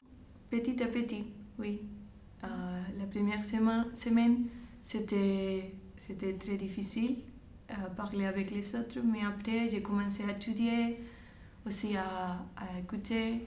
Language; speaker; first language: French; non-native, fluent; Spanish